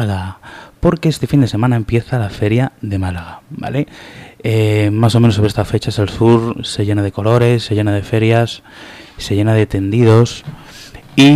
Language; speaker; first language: Spanish; native; Spanish